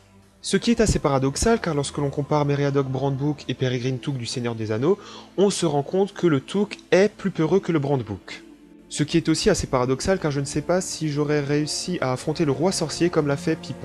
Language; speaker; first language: French; native; French